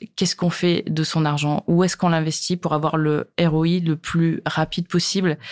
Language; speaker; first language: French; native; French